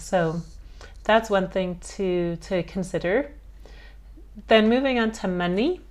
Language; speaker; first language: English; native; English